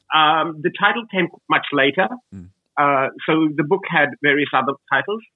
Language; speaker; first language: English; early bilingual, other home language; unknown